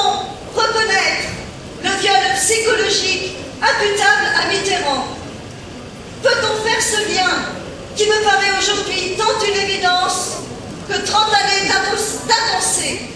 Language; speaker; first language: French; native; French